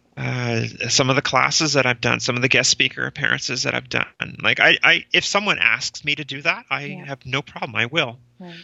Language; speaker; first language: English; native; English